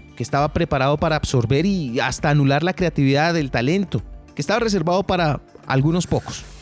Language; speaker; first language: Spanish; native; Spanish